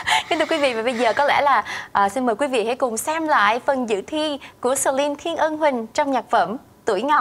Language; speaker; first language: Vietnamese; native; Vietnamese